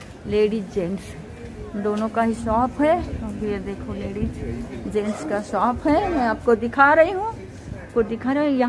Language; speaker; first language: Hindi; non-native, local second language; Marathi